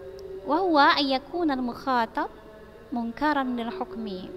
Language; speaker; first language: Arabic; non-native, fluent; Indonesian